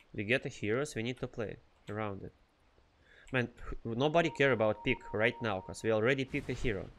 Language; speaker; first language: English; non-native, learner; Russian